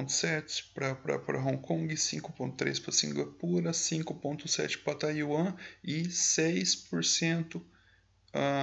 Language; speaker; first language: Portuguese; native; Portuguese